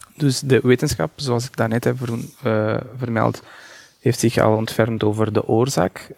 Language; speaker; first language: Dutch; non-native, fluent; Portuguese